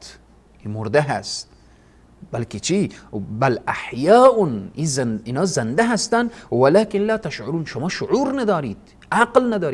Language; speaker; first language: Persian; native; Persian